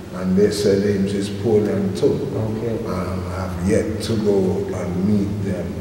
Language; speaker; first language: English; native; English